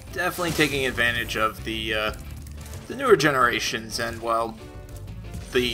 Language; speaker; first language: English; native; English